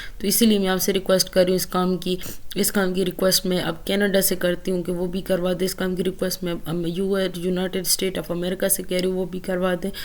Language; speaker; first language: Urdu; native; Urdu